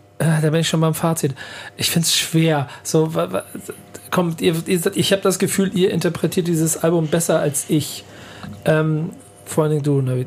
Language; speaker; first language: German; native; German